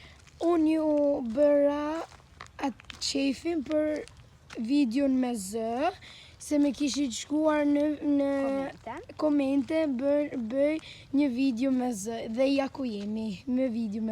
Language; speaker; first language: Albanian; early bilingual, heritage; Albanian